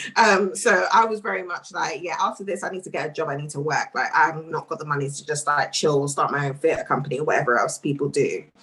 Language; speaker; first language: English; native; English